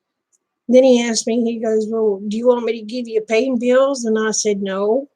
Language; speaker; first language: English; native; English